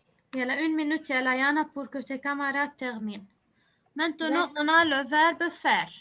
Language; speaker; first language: French; non-native, local second language; Arabic